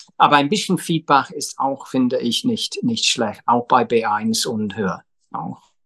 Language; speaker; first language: German; non-native, fluent; English